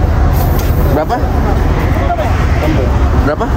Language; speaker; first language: Malay; native; Malay